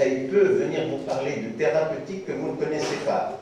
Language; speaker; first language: French; non-native, local second language; Arabic